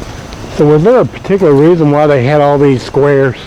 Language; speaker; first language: English; native; English